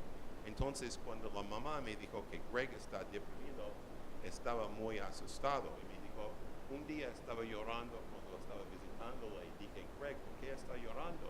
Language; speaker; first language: Spanish; non-native, learner; English